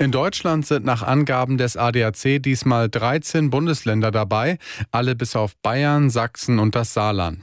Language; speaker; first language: German; native; German